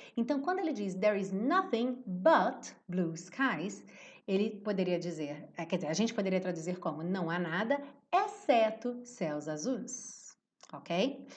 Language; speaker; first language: Portuguese; native; Portuguese